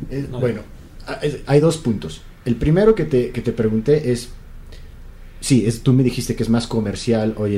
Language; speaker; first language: Spanish; native; Spanish